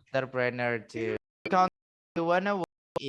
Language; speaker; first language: English; non-native, local second language; Indonesian